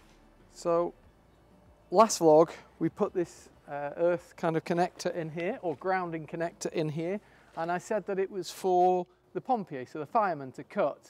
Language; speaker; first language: English; native; English